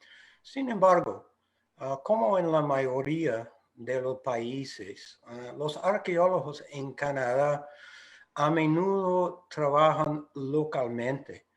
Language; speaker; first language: Spanish; non-native, fluent; English